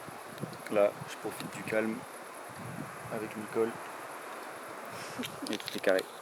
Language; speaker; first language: French; native; French